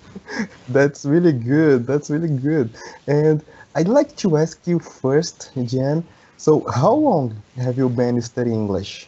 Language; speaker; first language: English; non-native, learner; Portuguese